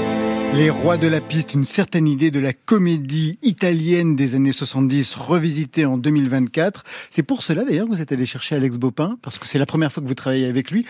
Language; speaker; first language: French; native; French